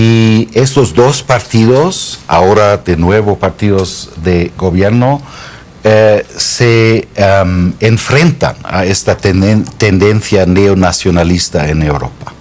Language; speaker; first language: Spanish; non-native, fluent; German